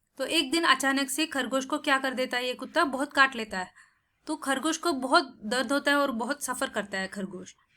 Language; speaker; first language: Hindi; non-native, local second language; Tamil